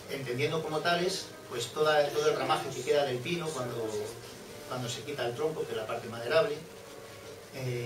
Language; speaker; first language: Spanish; native; Spanish